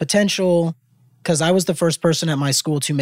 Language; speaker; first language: English; native; English